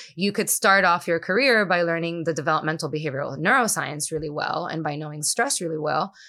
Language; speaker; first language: English; non-native, fluent; Spanish